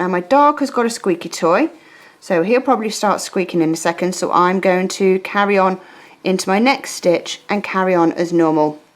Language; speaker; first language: English; native; English